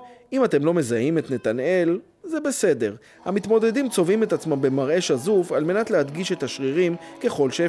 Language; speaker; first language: Hebrew; native; Hebrew